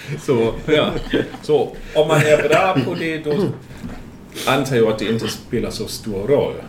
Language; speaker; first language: Swedish; non-native, fluent; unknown